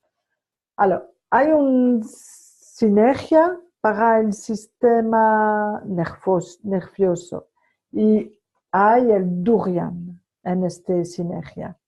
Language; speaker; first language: Spanish; non-native, fluent; French